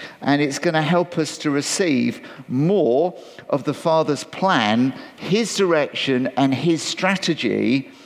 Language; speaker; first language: English; native; English